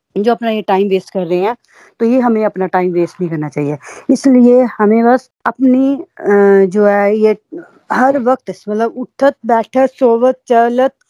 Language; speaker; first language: Hindi; native; Hindi